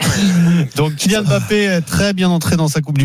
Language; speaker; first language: French; native; French